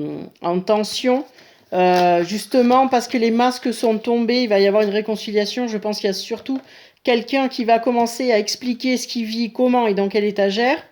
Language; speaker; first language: French; native; French